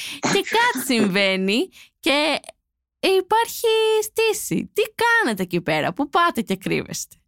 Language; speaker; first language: Greek; native; Greek